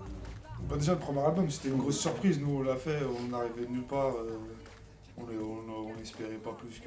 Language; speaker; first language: French; native; French